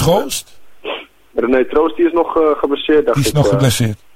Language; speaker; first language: Dutch; native; Dutch